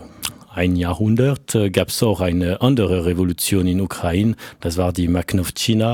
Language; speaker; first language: German; non-native, fluent; French